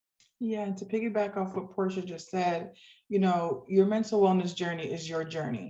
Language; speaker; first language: English; native; English